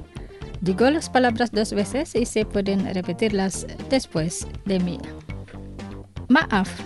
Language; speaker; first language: Spanish; non-native, fluent; Indonesian